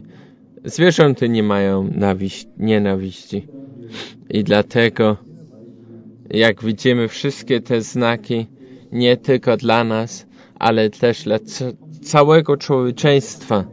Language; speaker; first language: Polish; non-native, learner; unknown